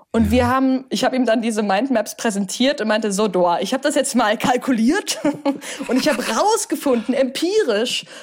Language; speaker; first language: German; native; German